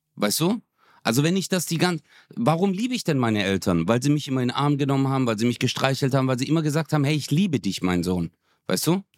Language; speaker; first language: German; early bilingual, other home language; Turkish